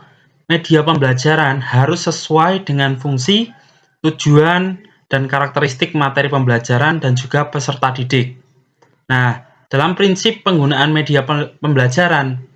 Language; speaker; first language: Indonesian; native; Indonesian